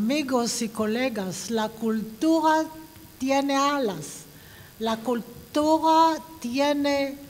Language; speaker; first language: Spanish; non-native, fluent; Hebrew